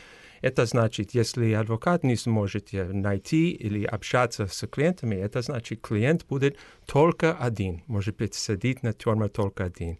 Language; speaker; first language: Russian; non-native, fluent; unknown